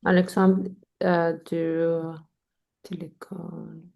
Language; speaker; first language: French; non-native, learner; English